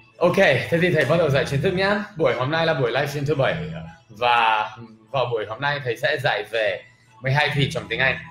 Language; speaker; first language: Vietnamese; non-native, fluent; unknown